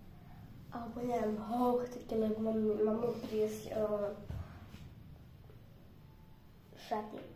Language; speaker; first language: Slovak; non-native, local second language; Romany